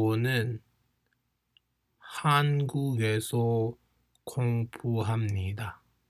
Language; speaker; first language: Korean; non-native, fluent; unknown